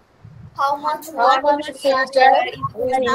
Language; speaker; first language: English; non-native, learner; Bangla